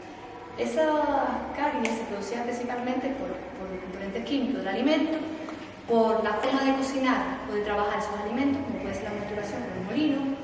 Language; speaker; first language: Spanish; native; Spanish